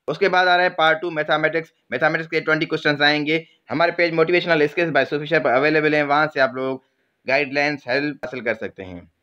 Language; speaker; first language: Urdu; non-native, local second language; Sindhi